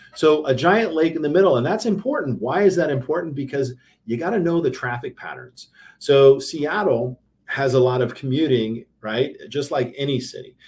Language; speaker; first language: English; native; English